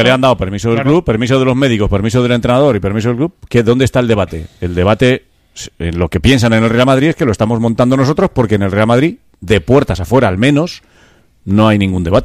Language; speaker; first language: Spanish; native; Spanish